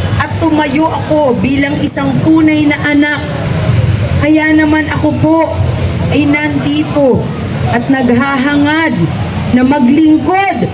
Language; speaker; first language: Filipino; native; Filipino